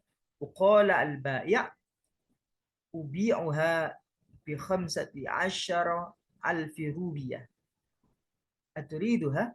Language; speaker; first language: Arabic; non-native, fluent; Indonesian